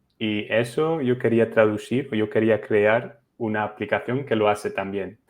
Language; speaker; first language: Spanish; non-native, fluent; Dutch